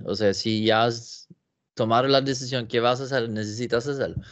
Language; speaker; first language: Spanish; non-native, learner; Swedish